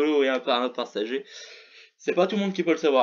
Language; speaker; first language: French; native; French